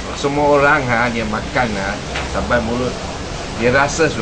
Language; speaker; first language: Indonesian; non-native, local second language; Chinese